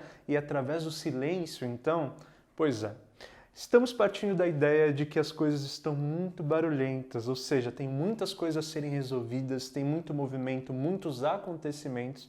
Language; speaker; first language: Portuguese; native; Portuguese